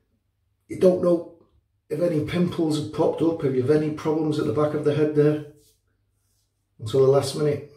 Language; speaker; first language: English; native; English